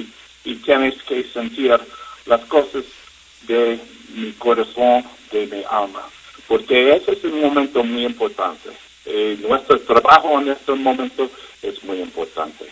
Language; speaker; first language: Spanish; non-native, learner; English